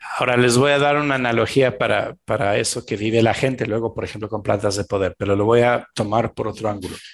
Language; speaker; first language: Spanish; non-native, fluent; French